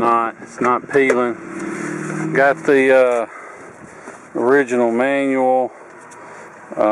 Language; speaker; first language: English; native; English